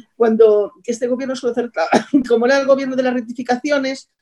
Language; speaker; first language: Spanish; native; Spanish